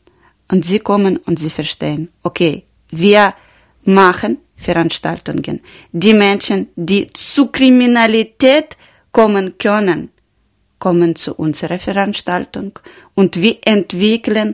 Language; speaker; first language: German; non-native, learner; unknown